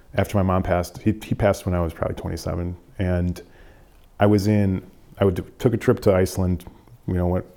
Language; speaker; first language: English; native; English